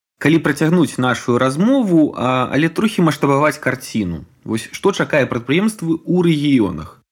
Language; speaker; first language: Belarusian; native; Belarusian